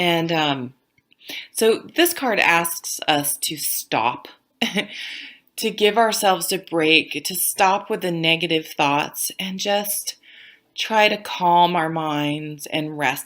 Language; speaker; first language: English; native; English